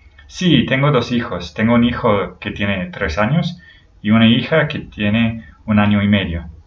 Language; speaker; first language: Spanish; non-native, learner; English